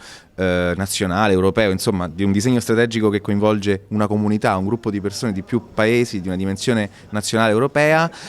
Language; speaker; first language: Italian; native; Italian